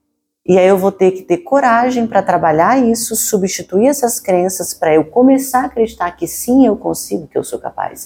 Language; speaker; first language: Portuguese; native; Portuguese